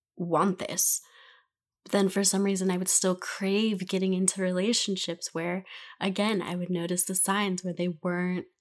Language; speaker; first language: English; native; English